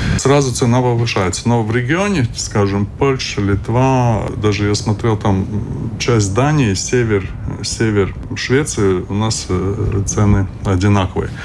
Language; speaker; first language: Russian; non-native, local second language; Latvian